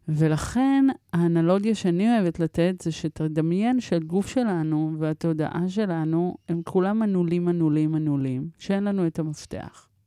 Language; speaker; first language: Hebrew; early bilingual, other home language; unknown